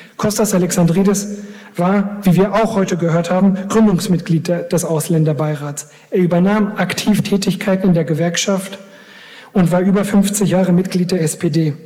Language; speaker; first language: German; early bilingual, other home language; Greek